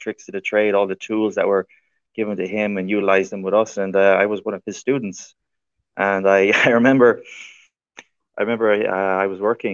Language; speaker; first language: English; native; English